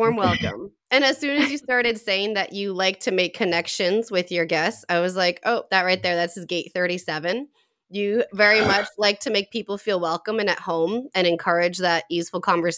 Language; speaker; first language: English; native; English